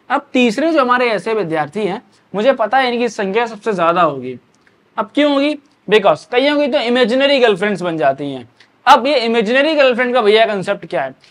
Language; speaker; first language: Hindi; native; Hindi